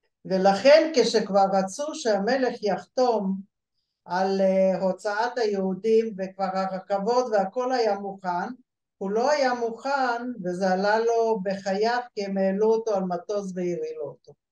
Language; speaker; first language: Hebrew; early bilingual, other home language; Bulgarian